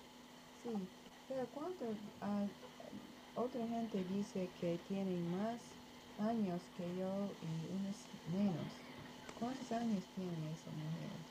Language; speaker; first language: Spanish; non-native, learner; English